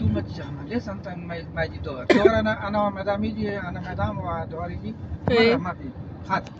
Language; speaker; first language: Arabic; non-native, learner; Hindi